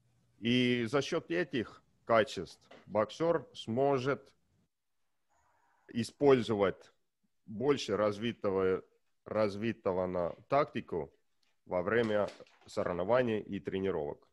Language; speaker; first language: Russian; non-native, learner; Estonian